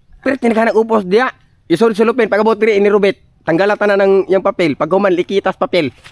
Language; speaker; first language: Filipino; non-native, local second language; Cebuano